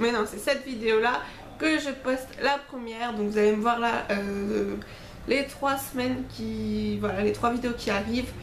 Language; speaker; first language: French; native; French